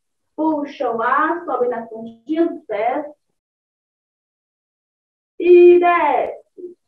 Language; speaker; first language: Portuguese; native; Portuguese